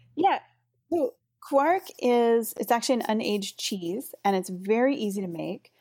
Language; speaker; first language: English; native; English